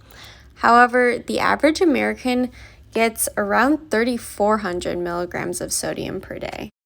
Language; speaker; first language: English; native; English